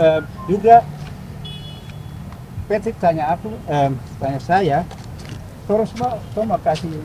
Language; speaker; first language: Indonesian; early bilingual, heritage; Indonesian